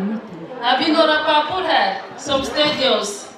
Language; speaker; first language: Swedish; non-native, fluent; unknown